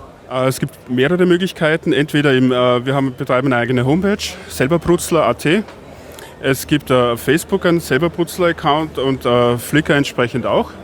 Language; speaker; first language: German; native; German